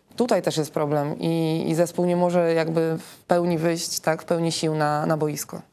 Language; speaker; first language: Polish; native; Polish